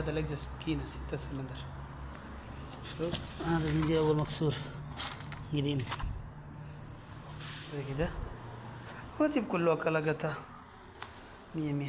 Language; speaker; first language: Arabic; non-native, learner; Bangla